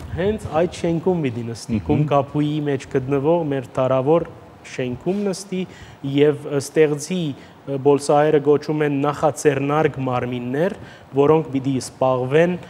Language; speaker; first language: Armenian; early bilingual, heritage; Armenian